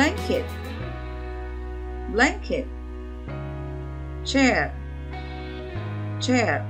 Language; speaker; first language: English; non-native, fluent; Indonesian